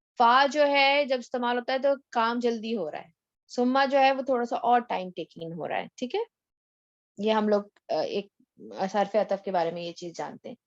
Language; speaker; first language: Urdu; native; Urdu